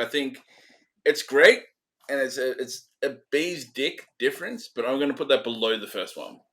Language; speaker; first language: English; native; English